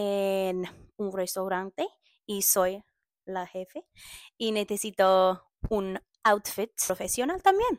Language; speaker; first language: Spanish; non-native, learner; English